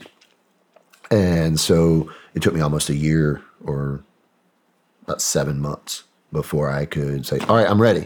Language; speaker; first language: English; native; English